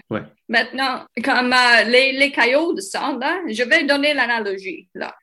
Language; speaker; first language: French; non-native, local second language; English